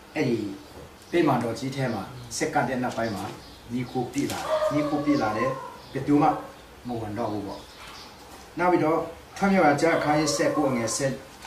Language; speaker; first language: Burmese; non-native, local second language; Tedim Chin